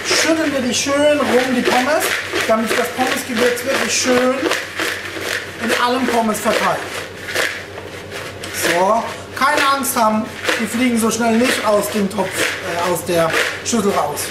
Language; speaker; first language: German; native; German